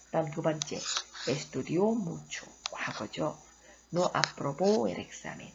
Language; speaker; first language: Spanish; non-native, fluent; Korean